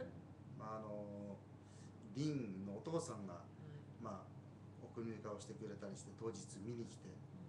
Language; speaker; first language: Japanese; native; Japanese